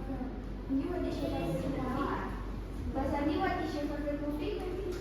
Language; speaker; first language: English; non-native, learner; Indonesian